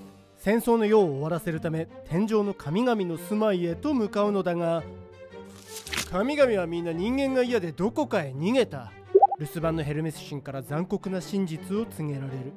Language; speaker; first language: Japanese; native; Japanese